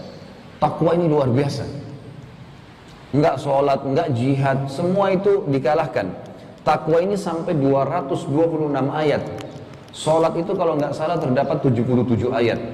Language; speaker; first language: Indonesian; native; Indonesian